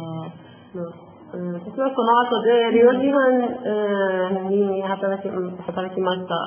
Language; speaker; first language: Japanese; non-native, learner; Persian